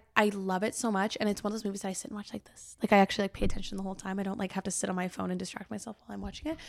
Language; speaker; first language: English; native; English